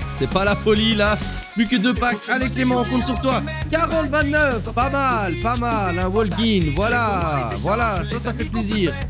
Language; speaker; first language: French; native; French